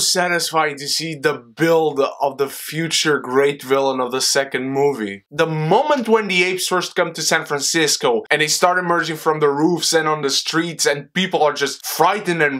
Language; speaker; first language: English; non-native, fluent; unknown